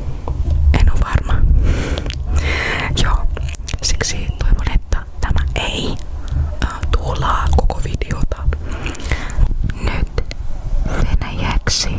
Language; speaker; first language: Finnish; non-native, fluent; Russian